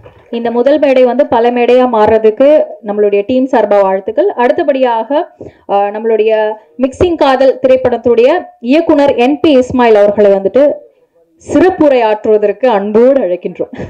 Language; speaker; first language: Tamil; native; Tamil